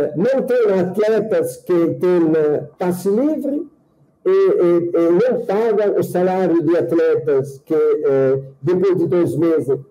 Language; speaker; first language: Portuguese; non-native, fluent; Italian